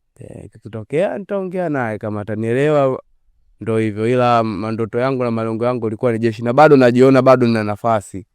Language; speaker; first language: Swahili; native; Swahili